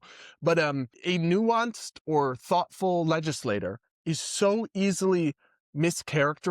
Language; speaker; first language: English; native; English